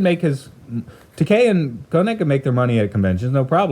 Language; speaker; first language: English; native; English